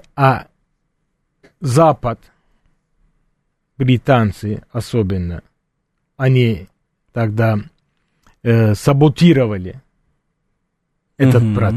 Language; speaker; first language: Russian; non-native, fluent; Turkish